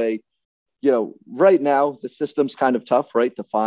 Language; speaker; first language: English; native; English